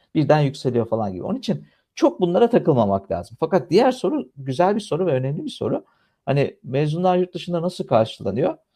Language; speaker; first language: Turkish; native; Turkish